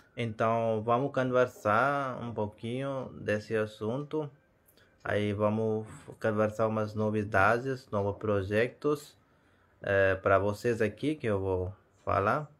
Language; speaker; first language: Portuguese; non-native, learner; Hindi